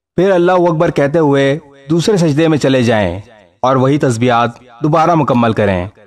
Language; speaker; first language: Urdu; native; Urdu